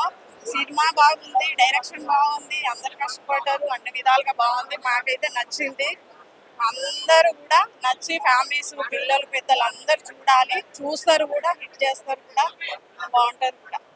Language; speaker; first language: Telugu; native; Telugu